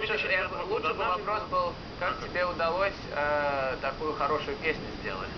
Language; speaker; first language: Russian; early bilingual, heritage; Russian